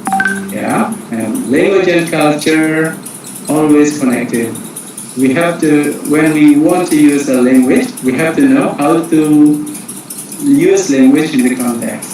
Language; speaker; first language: English; non-native, fluent; Indonesian